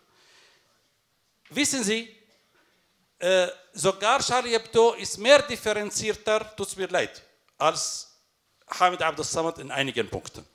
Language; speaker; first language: German; non-native, fluent; Arabic